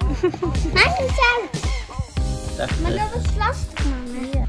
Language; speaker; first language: Dutch; early bilingual, other home language; Indonesian